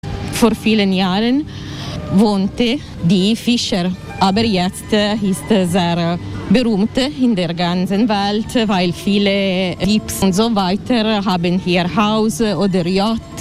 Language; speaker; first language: German; non-native, learner; Italian